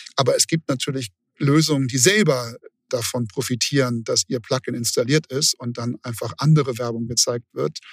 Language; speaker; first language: German; native; German